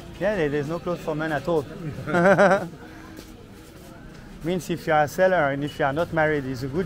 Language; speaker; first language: English; non-native, fluent; French